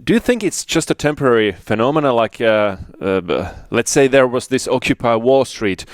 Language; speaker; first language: English; non-native, fluent; Finnish